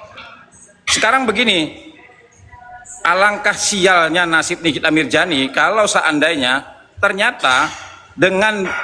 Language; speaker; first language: Indonesian; native; Indonesian